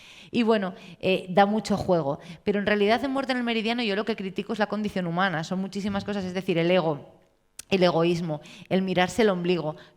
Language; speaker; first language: Spanish; native; Spanish